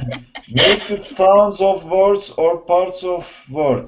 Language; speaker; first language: English; non-native, learner; Turkish